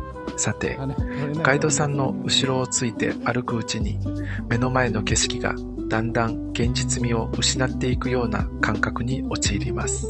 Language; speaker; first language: Japanese; native; Japanese